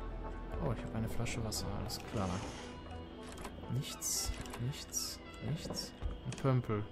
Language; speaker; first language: German; native; German